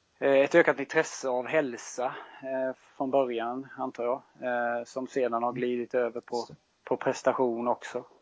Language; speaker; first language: Swedish; native; Swedish